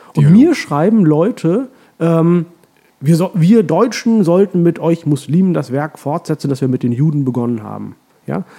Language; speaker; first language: German; early bilingual, other home language; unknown